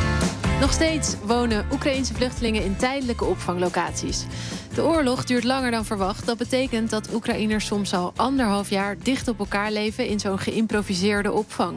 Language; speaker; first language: Dutch; native; Dutch